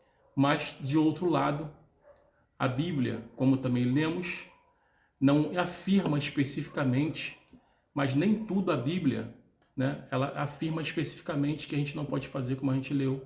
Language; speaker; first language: Portuguese; native; Portuguese